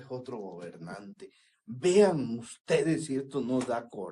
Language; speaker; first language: Spanish; native; Spanish